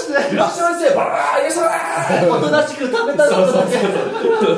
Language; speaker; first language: Japanese; non-native, fluent; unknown